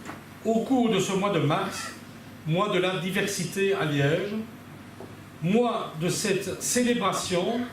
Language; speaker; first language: French; native; French